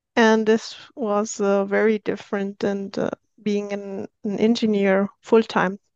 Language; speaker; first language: English; non-native, fluent; Arabic